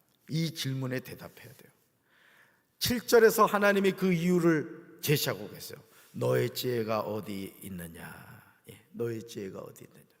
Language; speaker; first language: Korean; native; Korean